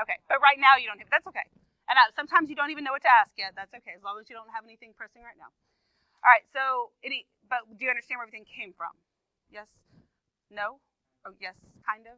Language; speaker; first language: English; native; English